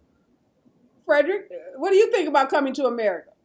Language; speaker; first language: English; native; English